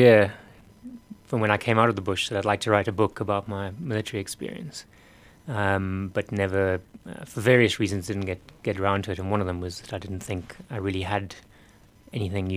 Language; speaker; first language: English; native; English